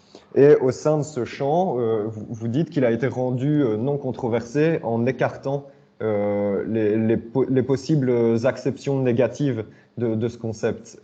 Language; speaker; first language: French; native; French